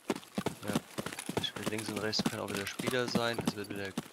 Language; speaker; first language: German; native; German